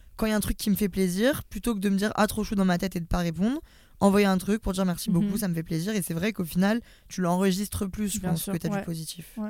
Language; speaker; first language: French; native; French